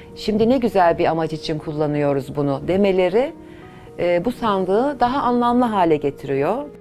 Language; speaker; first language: Turkish; native; Turkish